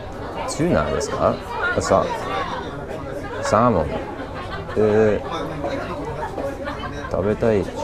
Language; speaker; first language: Japanese; non-native, learner; English